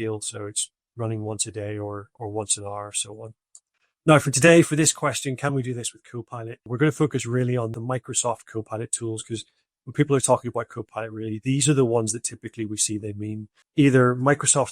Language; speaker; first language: English; native; English